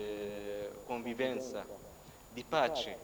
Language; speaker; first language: Italian; non-native, fluent; Arabic